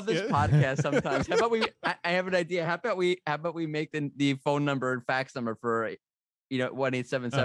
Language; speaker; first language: English; native; English